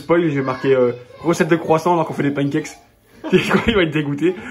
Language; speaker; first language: French; native; French